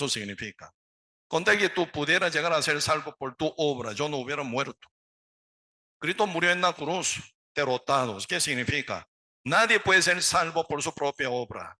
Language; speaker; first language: Spanish; non-native, learner; Korean